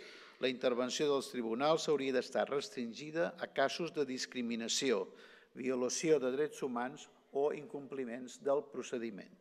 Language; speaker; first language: Catalan; native; Catalan